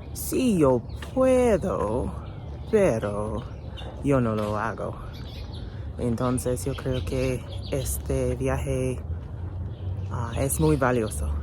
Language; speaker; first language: Spanish; non-native, learner; English